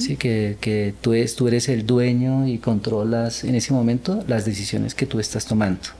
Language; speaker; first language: Spanish; early bilingual, other home language; Korean